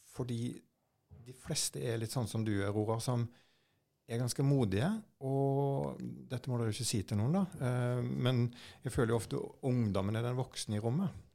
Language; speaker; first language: Norwegian; native; Norwegian